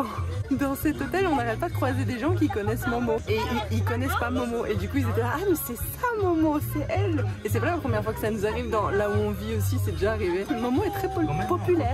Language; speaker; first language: French; native; French